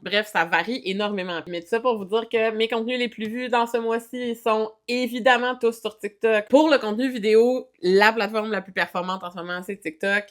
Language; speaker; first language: French; native; French